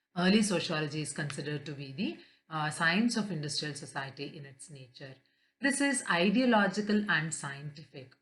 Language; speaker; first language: English; non-native, local second language; Kannada